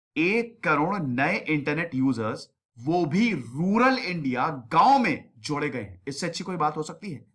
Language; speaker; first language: Hindi; native; Hindi